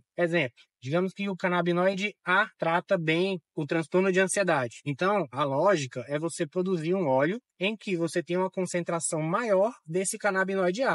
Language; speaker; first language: Portuguese; native; Portuguese